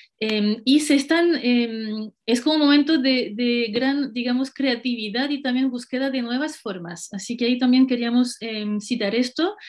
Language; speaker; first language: Spanish; non-native, fluent; French